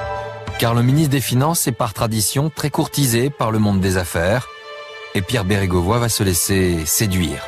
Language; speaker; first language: French; native; French